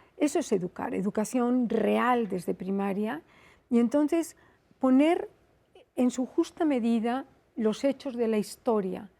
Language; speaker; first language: Spanish; native; Spanish